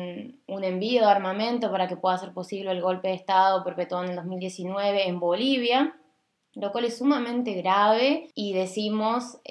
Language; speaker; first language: Spanish; native; Spanish